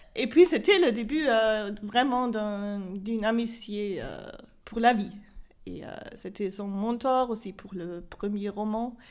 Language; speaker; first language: French; non-native, fluent; German